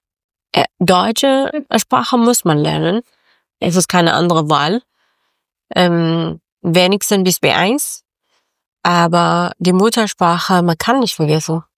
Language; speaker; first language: German; non-native, learner; Persian